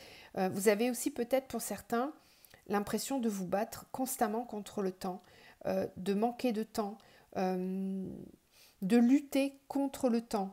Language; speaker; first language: French; native; French